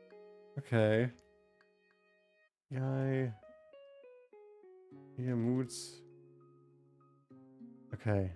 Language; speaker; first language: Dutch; non-native, learner; English